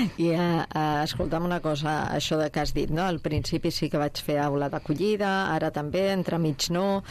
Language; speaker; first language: Catalan; native; Catalan